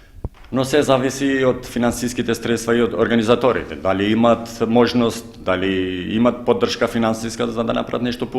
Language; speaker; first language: Macedonian; native; Macedonian